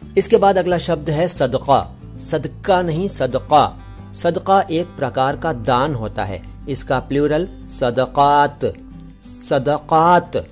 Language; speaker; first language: Hindi; native; Hindi